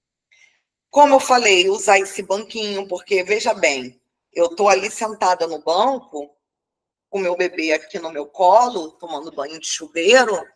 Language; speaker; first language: Portuguese; native; Portuguese